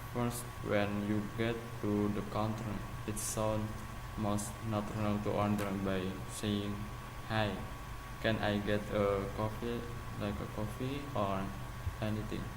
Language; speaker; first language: English; non-native, learner; Indonesian